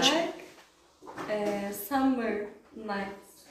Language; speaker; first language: English; non-native, learner; Turkish